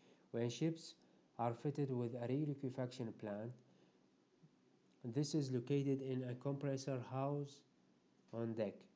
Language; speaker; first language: English; non-native, fluent; Arabic